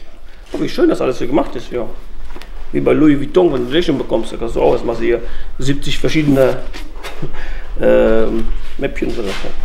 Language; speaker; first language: German; native; German